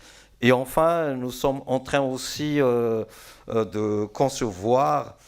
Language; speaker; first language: French; non-native, local second language; Malagasy